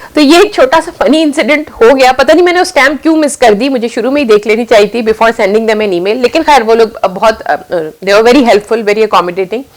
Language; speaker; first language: Urdu; native; Urdu